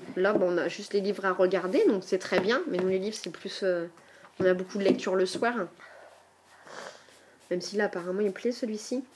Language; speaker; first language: French; native; French